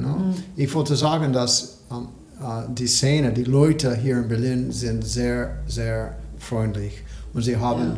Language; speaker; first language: German; non-native, learner; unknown